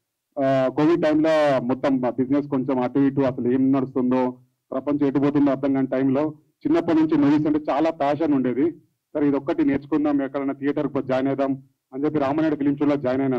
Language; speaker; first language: Telugu; native; Telugu